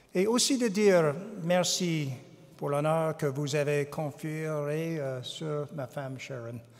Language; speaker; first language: French; non-native, fluent; English